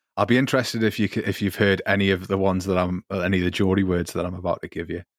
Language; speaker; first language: English; native; English